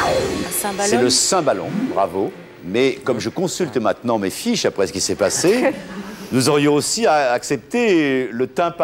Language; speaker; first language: French; native; French